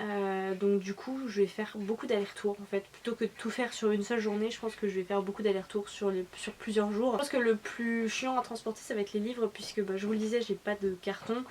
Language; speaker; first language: French; native; French